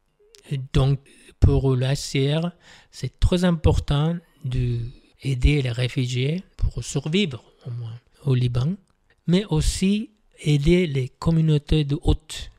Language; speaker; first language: French; non-native, fluent; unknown